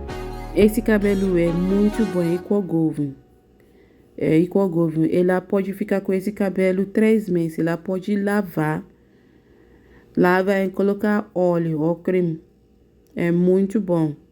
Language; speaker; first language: Portuguese; non-native, learner; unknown